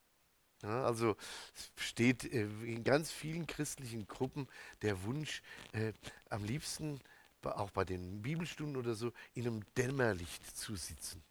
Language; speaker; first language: German; native; German